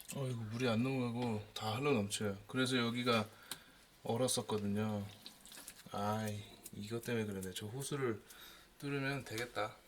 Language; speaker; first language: Korean; native; Korean